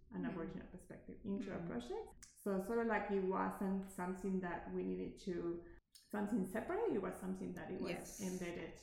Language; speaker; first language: English; non-native, fluent; Spanish